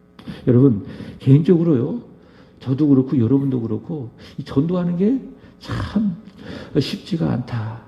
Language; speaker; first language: Korean; native; Korean